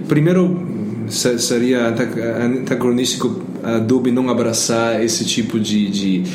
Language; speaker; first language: Portuguese; non-native, fluent; Italian